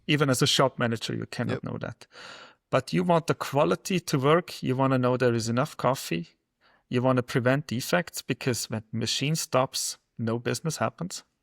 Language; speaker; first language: English; non-native, fluent; German